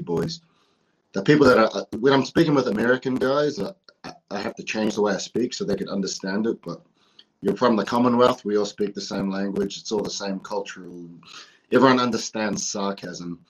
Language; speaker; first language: English; native; English